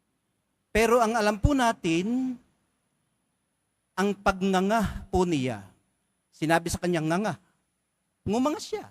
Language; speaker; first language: Filipino; native; Filipino